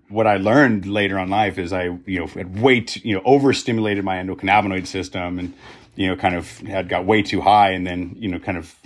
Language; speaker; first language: English; native; English